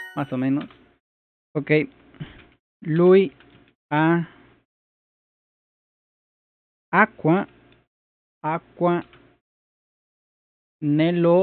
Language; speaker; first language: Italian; non-native, learner; Spanish